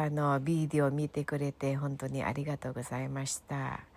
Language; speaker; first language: Japanese; non-native, fluent; Filipino